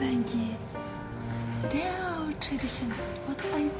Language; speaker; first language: English; non-native, learner; Azerbaijani